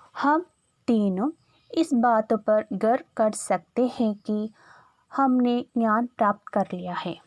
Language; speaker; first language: Hindi; non-native, local second language; Malayalam